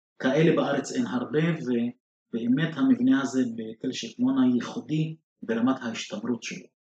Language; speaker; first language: Hebrew; non-native, local second language; Arabic